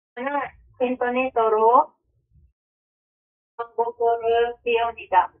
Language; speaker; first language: Korean; non-native, learner; Filipino